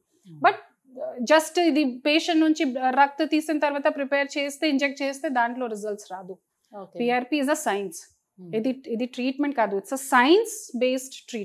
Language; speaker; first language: Telugu; non-native, fluent; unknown